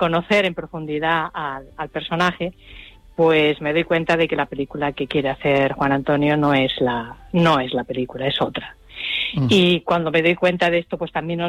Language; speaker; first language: Spanish; native; Spanish